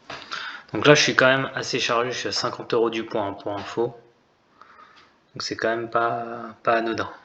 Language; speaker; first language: French; native; French